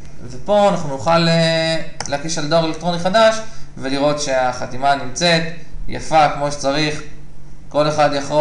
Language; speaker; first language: Hebrew; native; Hebrew